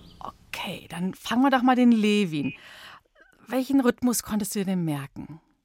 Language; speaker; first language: German; native; German